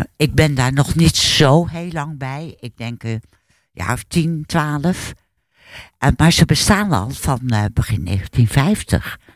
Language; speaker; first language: Dutch; native; Dutch